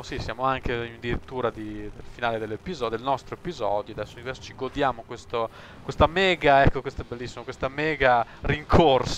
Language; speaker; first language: Italian; native; Italian